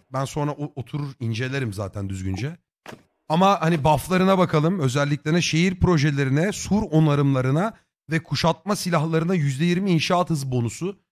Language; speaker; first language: Turkish; native; Turkish